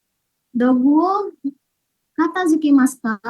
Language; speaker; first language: Japanese; non-native, learner; Indonesian